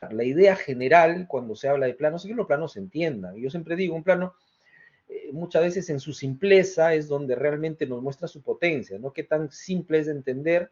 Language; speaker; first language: Spanish; native; Spanish